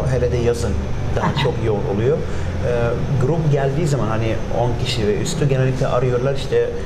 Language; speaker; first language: Turkish; non-native, fluent; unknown